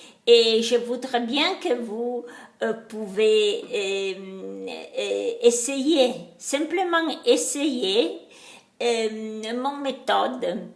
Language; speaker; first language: French; non-native, learner; Italian